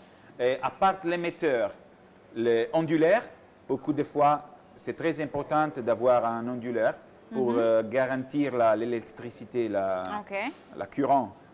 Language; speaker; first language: French; non-native, learner; Italian